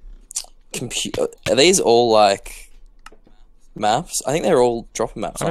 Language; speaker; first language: English; native; English